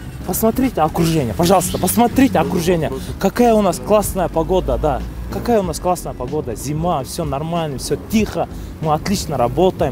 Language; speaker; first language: Russian; non-native, local second language; Kyrgyz